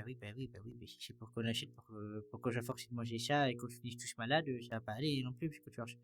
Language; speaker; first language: French; native; French